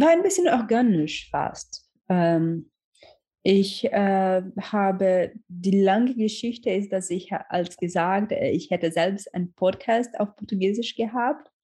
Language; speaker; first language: German; non-native, learner; Portuguese